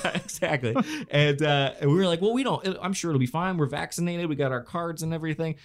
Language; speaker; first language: English; native; English